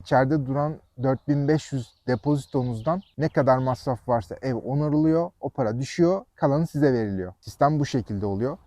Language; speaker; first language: Turkish; native; Turkish